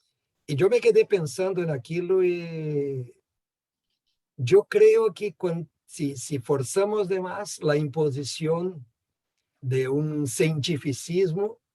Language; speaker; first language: Spanish; non-native, fluent; Portuguese